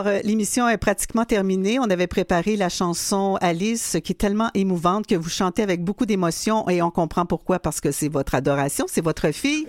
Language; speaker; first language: French; native; French